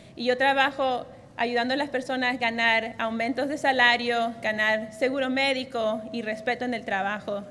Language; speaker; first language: Spanish; early bilingual, heritage; Spanish